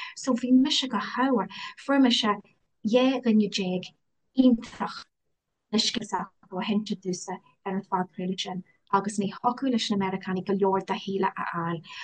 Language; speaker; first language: Irish; non-native, local second language; English